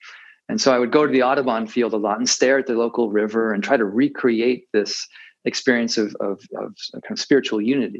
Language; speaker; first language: English; native; English